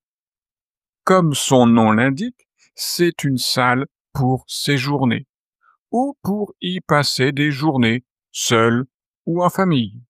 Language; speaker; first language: French; native; French